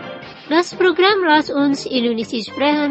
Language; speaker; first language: German; non-native, fluent; Indonesian